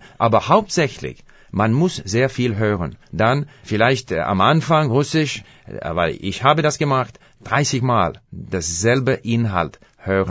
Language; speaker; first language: German; non-native, fluent; English